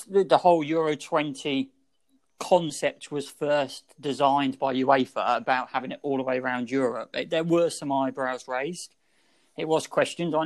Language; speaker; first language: English; native; English